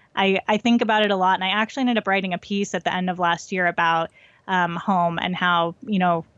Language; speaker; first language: English; native; English